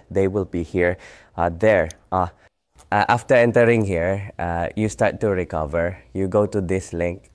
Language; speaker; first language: English; non-native, learner; Vietnamese